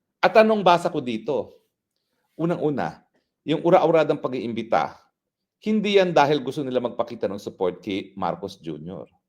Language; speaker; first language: Filipino; native; Filipino